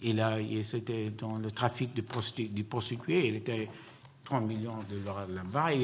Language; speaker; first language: French; non-native, learner; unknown